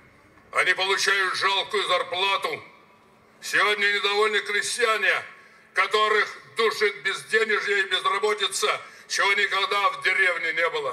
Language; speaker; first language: Russian; native; Russian